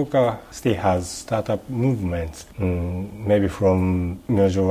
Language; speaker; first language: English; non-native, learner; Japanese